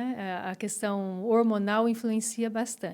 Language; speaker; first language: Portuguese; native; Portuguese